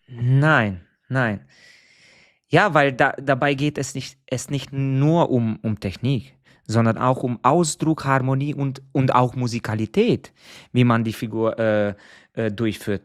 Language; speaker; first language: German; non-native, fluent; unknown